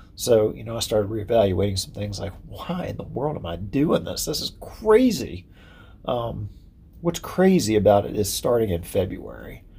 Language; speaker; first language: English; native; English